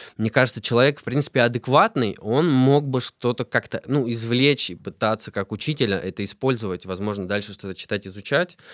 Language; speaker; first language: Russian; native; Russian